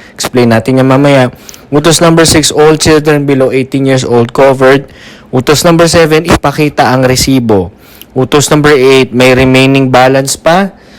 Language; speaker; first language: Filipino; native; Filipino